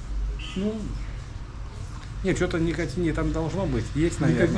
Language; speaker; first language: Russian; native; Russian